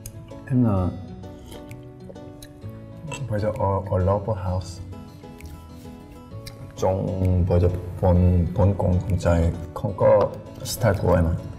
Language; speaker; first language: Vietnamese; non-native, learner; Korean